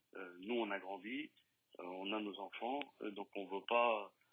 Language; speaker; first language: French; native; French